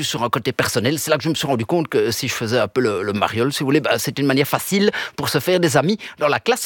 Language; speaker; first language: French; early bilingual, other home language; Italian